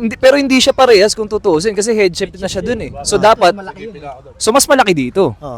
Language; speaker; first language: Filipino; native; Filipino